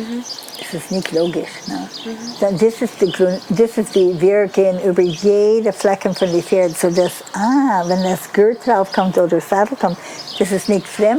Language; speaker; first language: German; non-native, learner; English